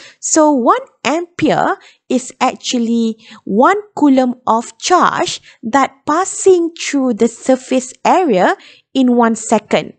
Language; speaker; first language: English; non-native, local second language; Malay